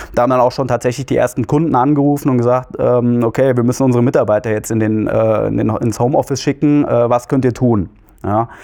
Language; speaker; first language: German; native; German